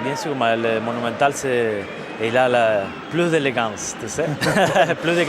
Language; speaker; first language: French; non-native, fluent; Spanish